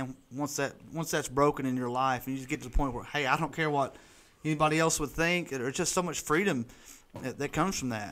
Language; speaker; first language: English; native; English